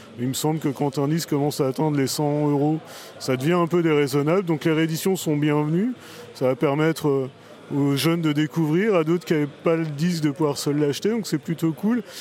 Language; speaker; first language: French; native; French